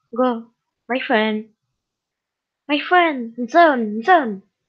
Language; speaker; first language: English; non-native, learner; French